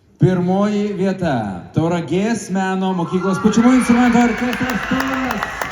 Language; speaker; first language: Lithuanian; native; Lithuanian